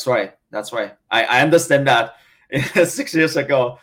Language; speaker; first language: English; non-native, learner; Chinese